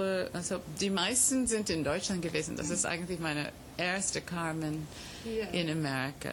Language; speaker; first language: German; non-native, fluent; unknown